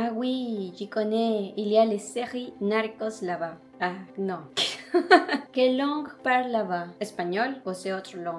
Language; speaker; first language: French; non-native, learner; Spanish